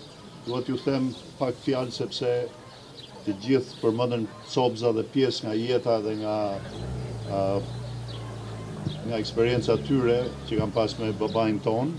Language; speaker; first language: Albanian; native; Albanian